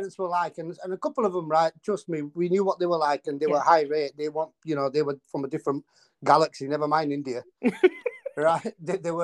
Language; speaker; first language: English; native; English